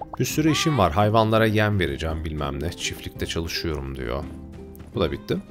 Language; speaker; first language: Turkish; native; Turkish